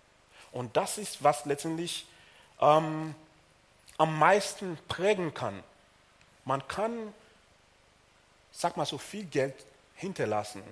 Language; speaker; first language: German; non-native, fluent; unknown